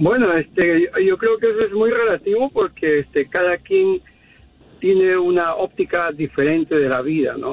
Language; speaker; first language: Spanish; native; Spanish